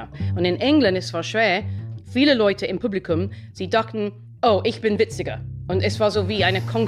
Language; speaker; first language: German; non-native, fluent; English